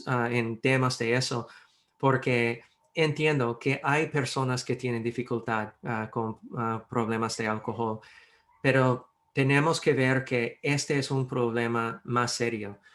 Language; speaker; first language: Spanish; non-native, fluent; English